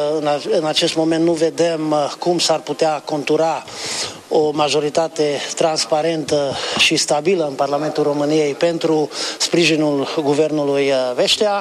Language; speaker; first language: Romanian; non-native, local second language; Hungarian